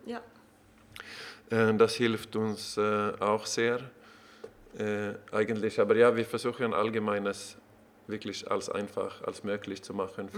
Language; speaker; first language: German; non-native, learner; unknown